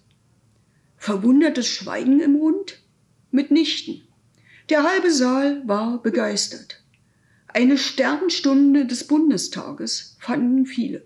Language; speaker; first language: German; native; German